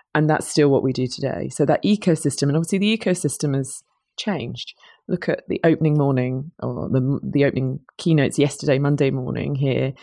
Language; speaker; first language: English; native; English